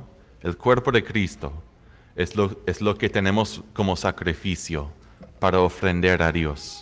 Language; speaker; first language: Spanish; non-native, fluent; English